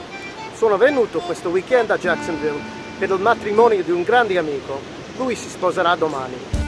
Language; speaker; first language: Italian; non-native, fluent; English